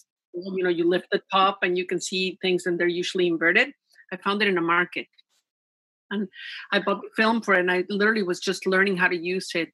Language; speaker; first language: English; non-native, fluent; Spanish